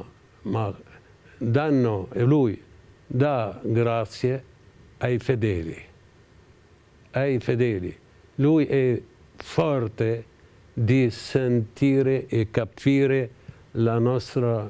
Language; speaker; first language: Italian; non-native, fluent; Arabic